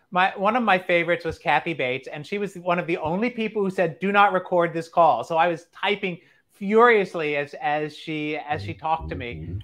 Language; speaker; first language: English; native; English